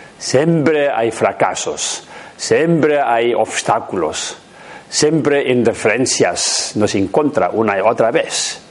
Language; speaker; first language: Spanish; non-native, learner; Tibetan